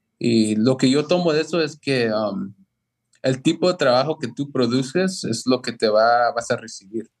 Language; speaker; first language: Spanish; early bilingual, heritage; Spanish